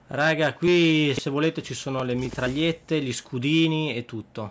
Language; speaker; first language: Italian; native; Italian